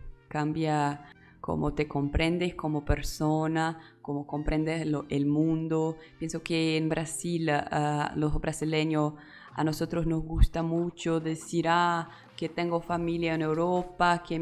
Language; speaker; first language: Spanish; non-native, learner; Portuguese